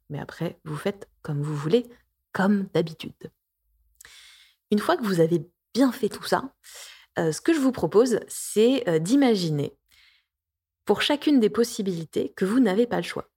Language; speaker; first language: French; native; French